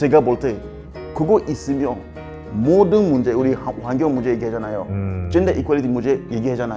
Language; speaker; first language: Korean; non-native, learner; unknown